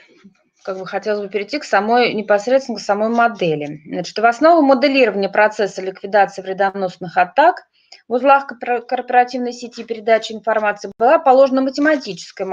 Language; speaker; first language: Russian; native; Russian